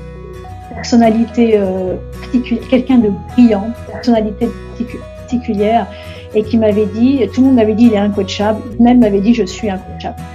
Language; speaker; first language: French; native; French